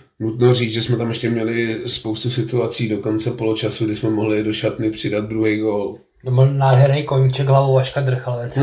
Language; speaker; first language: Czech; native; Czech